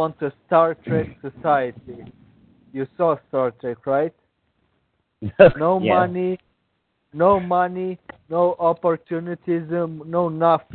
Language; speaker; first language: English; non-native, fluent; Romanian